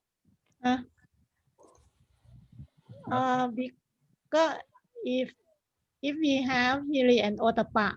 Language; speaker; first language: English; non-native, learner; Thai